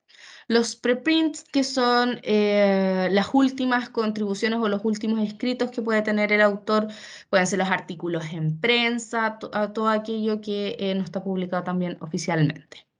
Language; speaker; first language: Spanish; native; Spanish